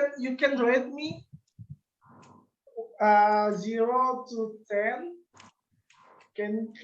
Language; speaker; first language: English; non-native, learner; Indonesian